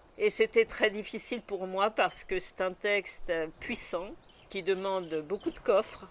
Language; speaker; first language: French; native; French